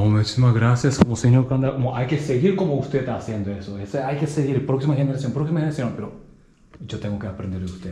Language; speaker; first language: Spanish; non-native, learner; Japanese